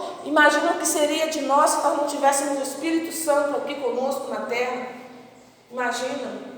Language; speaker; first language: Portuguese; native; Portuguese